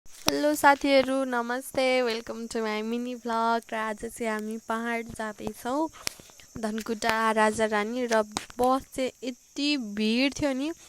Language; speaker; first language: Nepali; native; Nepali